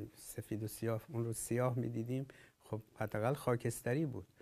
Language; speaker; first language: Persian; native; Persian